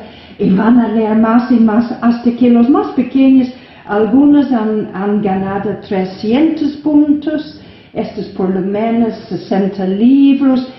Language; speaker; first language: Spanish; non-native, fluent; English